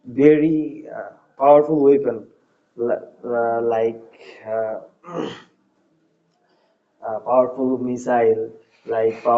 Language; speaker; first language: English; non-native, learner; Bangla